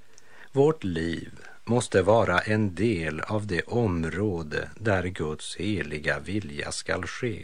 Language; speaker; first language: Swedish; native; Swedish